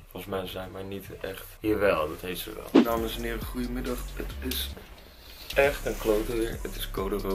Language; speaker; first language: Dutch; native; Dutch